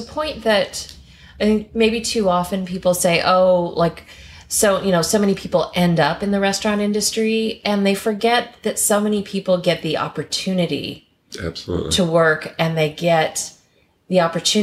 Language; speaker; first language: English; native; English